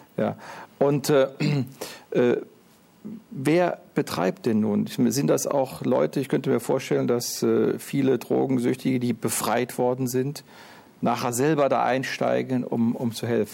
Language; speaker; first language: German; native; German